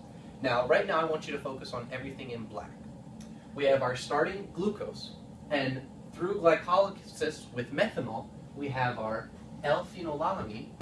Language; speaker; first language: English; native; English